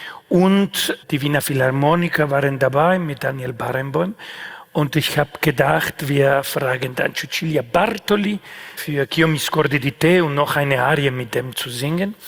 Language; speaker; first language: German; non-native, fluent; Spanish